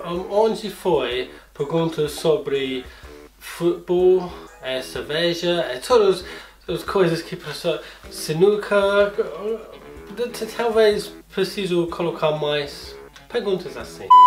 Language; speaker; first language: Portuguese; non-native, learner; English